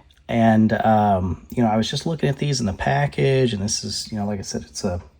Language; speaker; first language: English; native; English